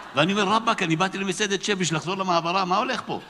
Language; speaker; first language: Hebrew; native; Hebrew